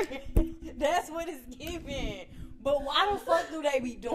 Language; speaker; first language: English; native; English